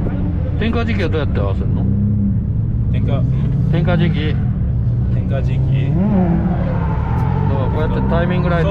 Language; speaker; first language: Japanese; native; Japanese